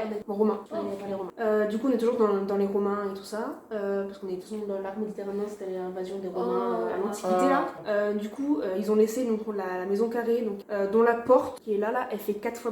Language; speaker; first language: French; native; French